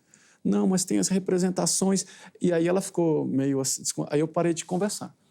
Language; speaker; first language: Portuguese; native; Portuguese